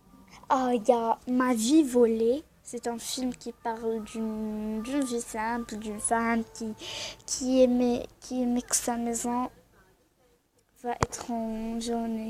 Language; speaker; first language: French; non-native, learner; Arabic